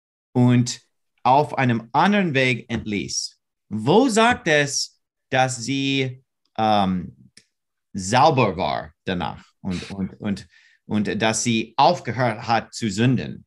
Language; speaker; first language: German; non-native, learner; English